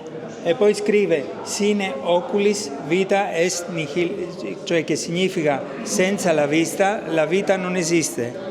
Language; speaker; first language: Italian; non-native, fluent; Greek